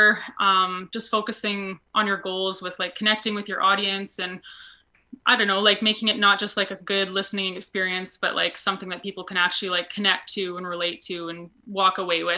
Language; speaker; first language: English; native; English